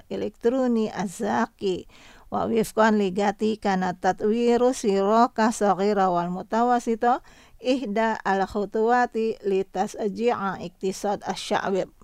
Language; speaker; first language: Arabic; non-native, fluent; Indonesian